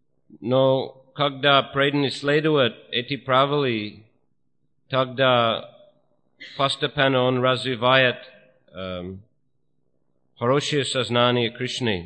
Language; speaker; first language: Russian; non-native, fluent; English